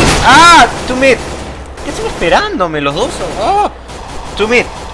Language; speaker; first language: Spanish; native; Spanish